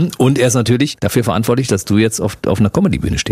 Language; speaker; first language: German; native; German